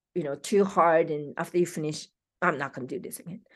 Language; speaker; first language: English; non-native, fluent; Japanese